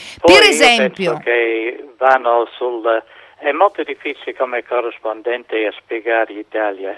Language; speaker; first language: Italian; non-native, fluent; English